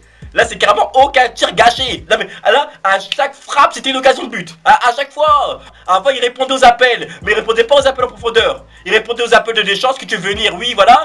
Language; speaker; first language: French; native; French